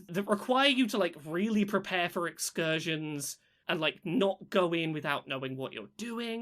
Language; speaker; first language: English; native; English